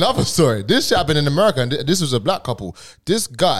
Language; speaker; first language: English; native; English